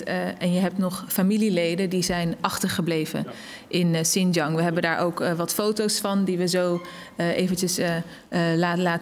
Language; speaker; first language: Dutch; native; Dutch